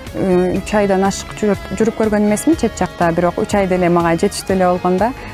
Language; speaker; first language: Kyrgyz; non-native, local second language; Turkish